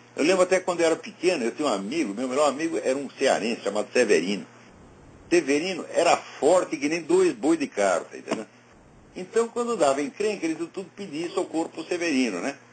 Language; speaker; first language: Portuguese; native; Portuguese